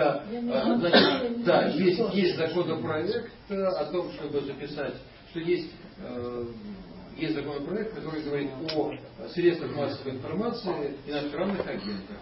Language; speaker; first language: Russian; native; Russian